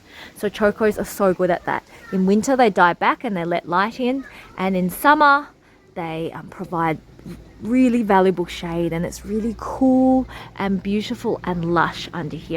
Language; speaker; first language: English; native; English